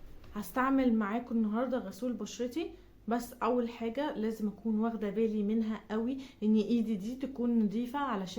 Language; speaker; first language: Arabic; native; Arabic